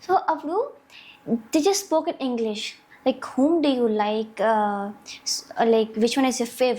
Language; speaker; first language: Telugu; non-native, local second language; Hindi